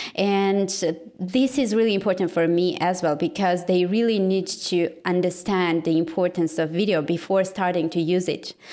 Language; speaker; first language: English; non-native, fluent; Armenian